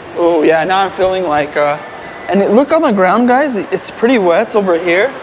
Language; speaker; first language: English; native; English